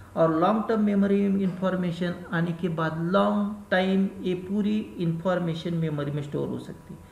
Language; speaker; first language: Hindi; non-native, local second language; Marathi